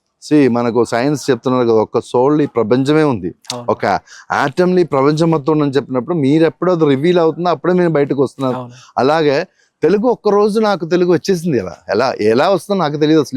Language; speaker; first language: Telugu; non-native, local second language; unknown